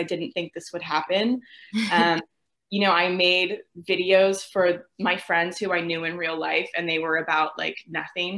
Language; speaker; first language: English; native; English